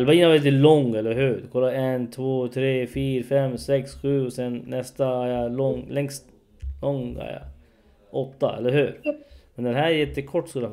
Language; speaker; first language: Swedish; non-native, fluent; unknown